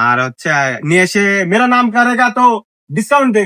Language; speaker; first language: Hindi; non-native, learner; Bangla